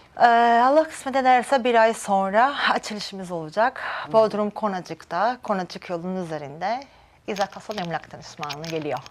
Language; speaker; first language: Turkish; non-native, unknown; Georgian